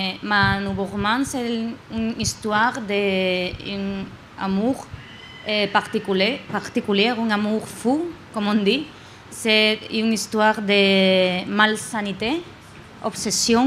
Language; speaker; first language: French; non-native, learner; Spanish